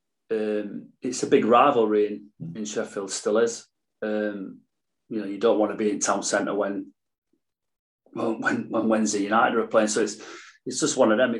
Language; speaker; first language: English; native; English